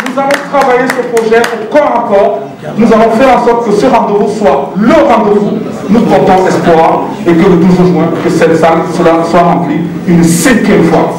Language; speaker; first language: French; non-native, local second language; Lingala